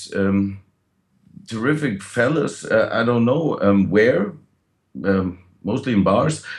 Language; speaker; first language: English; non-native, fluent; German